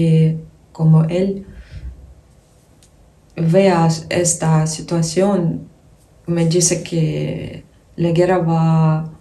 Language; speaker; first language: Spanish; non-native, learner; Ukrainian